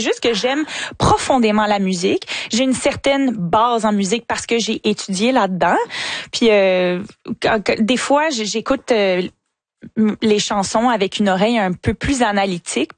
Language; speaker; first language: French; native; French